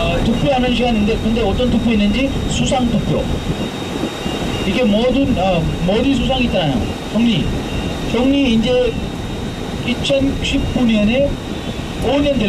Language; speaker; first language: Korean; non-native, fluent; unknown